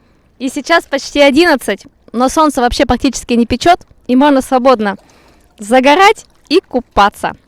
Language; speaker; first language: Russian; native; Russian